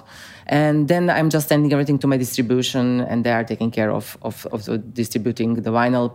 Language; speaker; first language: English; non-native, fluent; Croatian